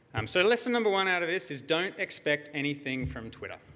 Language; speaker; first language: English; native; English